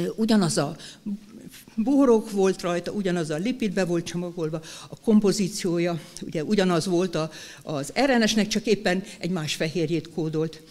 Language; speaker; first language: Hungarian; native; Hungarian